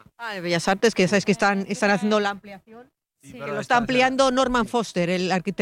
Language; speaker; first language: Spanish; native; Spanish